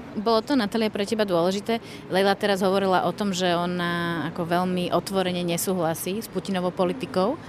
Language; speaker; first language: Slovak; native; Slovak